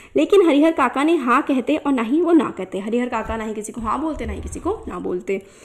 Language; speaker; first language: Hindi; native; Hindi